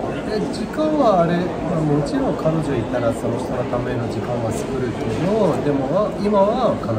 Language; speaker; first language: Japanese; non-native, fluent; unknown